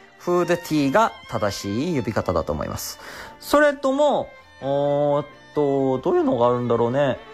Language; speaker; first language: Japanese; non-native, fluent; Korean